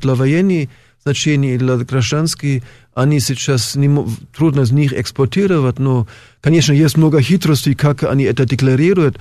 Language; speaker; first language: Russian; non-native, fluent; German